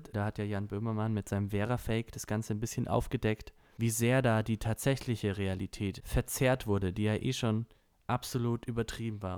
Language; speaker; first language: German; native; German